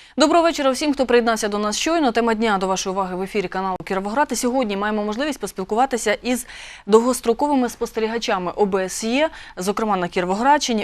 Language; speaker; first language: Ukrainian; native; Ukrainian